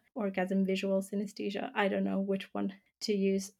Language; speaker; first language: English; non-native, fluent; German